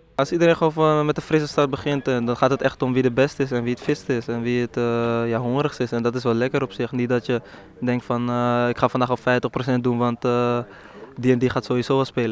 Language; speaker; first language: Dutch; native; Dutch